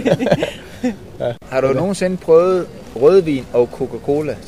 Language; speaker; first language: Danish; native; Danish